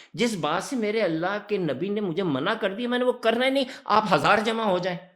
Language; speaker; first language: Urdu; early bilingual, heritage; Urdu